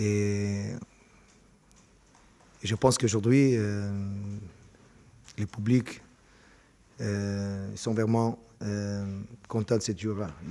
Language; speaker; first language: French; non-native, fluent; Portuguese